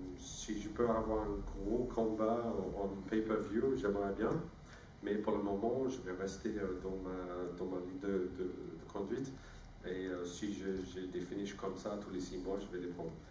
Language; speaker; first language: French; non-native, fluent; English